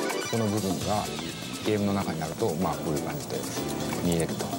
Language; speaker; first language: Japanese; native; Japanese